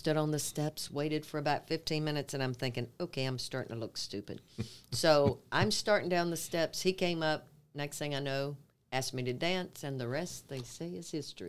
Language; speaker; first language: English; native; English